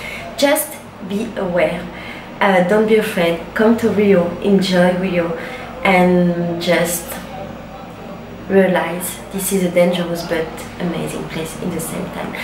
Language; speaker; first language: English; non-native, learner; French